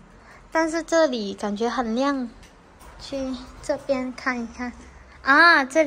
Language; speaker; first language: Chinese; non-native, fluent; Vietnamese